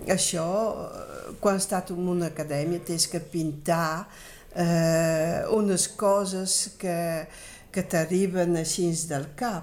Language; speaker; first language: Catalan; early bilingual, heritage; Catalan